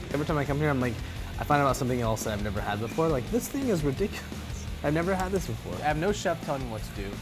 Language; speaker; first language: English; native; English